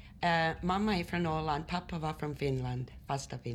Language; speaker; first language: Swedish; early bilingual, heritage; Swedish